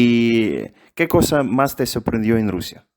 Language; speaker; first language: Spanish; non-native, fluent; Russian